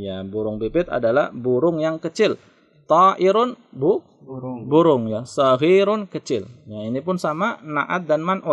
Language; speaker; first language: Indonesian; native; Indonesian